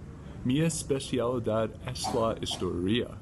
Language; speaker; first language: Spanish; non-native, learner; English